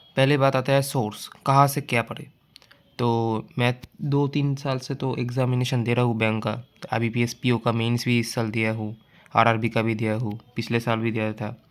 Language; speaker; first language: Hindi; non-native, local second language; Bangla